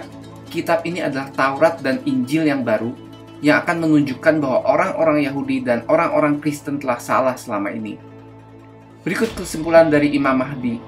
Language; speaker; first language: Indonesian; native; Indonesian